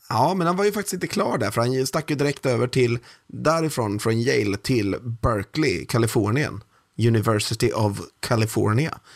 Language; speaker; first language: Swedish; native; Swedish